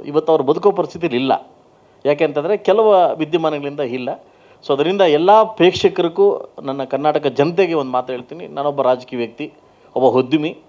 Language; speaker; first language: Kannada; native; Kannada